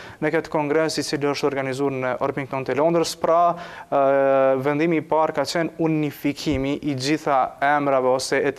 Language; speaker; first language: Albanian; non-native, local second language; Romany